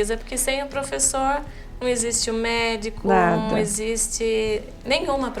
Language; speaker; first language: Portuguese; native; Portuguese